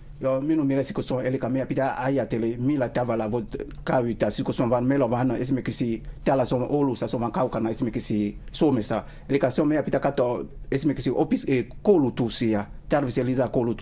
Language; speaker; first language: Finnish; non-native, learner; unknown